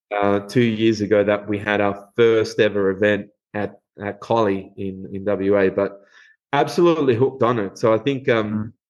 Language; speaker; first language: English; non-native, fluent; Spanish